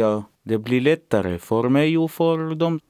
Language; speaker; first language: Swedish; non-native, learner; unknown